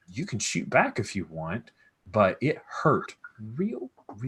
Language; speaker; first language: English; native; English